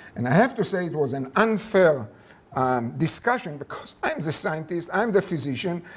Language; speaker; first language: English; non-native, fluent; Hebrew